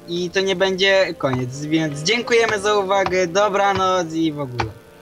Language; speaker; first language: Polish; native; Polish